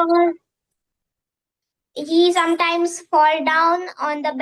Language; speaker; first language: English; non-native, fluent; Hindi